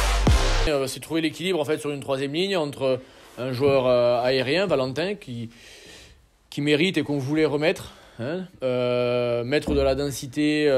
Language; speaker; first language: French; native; French